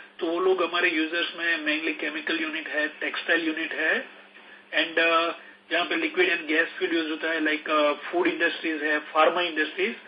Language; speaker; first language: Hindi; non-native, local second language; Gujarati